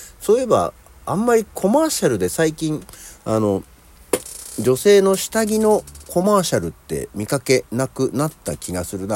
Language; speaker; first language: Japanese; native; Japanese